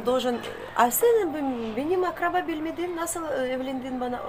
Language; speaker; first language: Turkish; non-native, learner; Russian